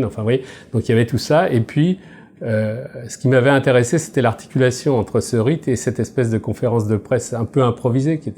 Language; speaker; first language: French; native; French